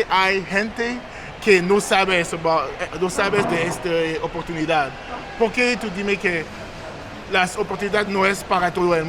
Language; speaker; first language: Spanish; non-native, learner; English